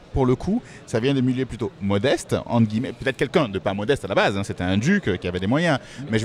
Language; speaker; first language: French; native; French